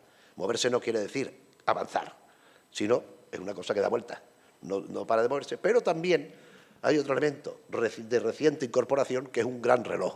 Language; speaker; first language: Spanish; native; Spanish